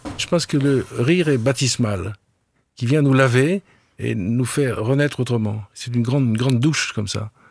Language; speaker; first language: French; native; French